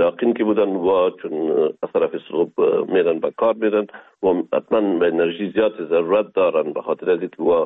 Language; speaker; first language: Persian; native; Persian